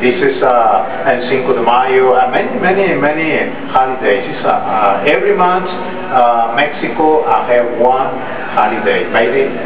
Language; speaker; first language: English; non-native, learner; Spanish